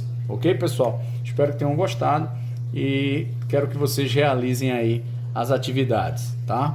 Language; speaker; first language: Portuguese; native; Portuguese